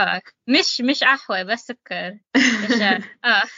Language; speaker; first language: Arabic; non-native, learner; English